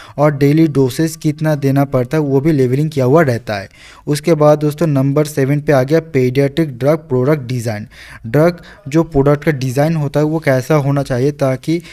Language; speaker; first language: Hindi; non-native, local second language; Bangla